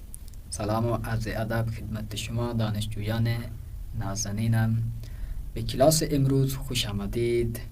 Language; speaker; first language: Persian; non-native, fluent; Urdu